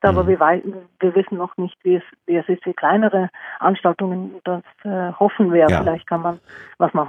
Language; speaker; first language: German; non-native, fluent; Norwegian